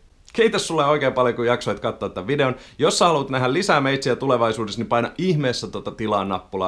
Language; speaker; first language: Finnish; native; Finnish